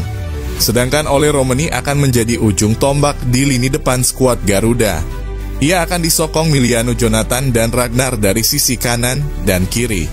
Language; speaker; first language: Indonesian; native; Indonesian